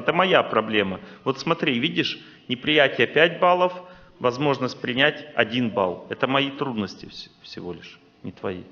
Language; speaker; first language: Russian; native; Russian